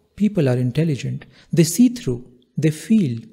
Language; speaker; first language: English; non-native, local second language; Hindi